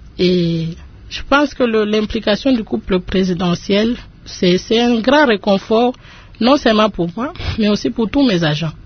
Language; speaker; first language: French; non-native, local second language; Lingala